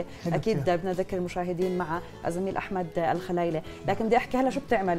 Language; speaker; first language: Arabic; native; Arabic